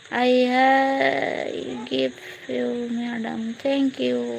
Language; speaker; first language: Hindi; non-native, local second language; Bangla